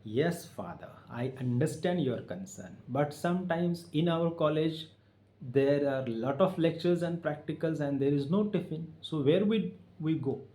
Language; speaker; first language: English; non-native, local second language; Marathi